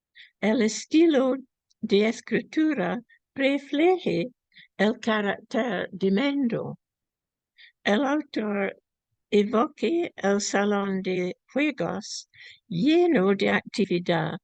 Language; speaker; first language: Spanish; non-native, fluent; English